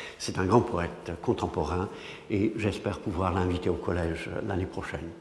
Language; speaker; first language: French; non-native, fluent; English